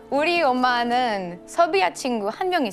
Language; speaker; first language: Korean; non-native, fluent; Bosnian